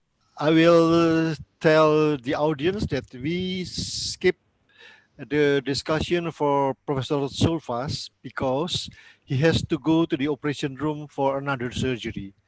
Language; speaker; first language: English; non-native, learner; Indonesian